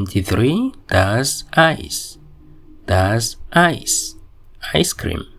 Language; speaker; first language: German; non-native, fluent; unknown